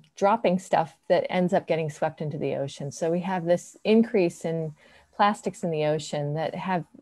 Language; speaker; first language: English; native; English